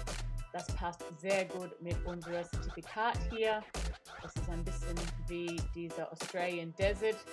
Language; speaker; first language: German; non-native, fluent; English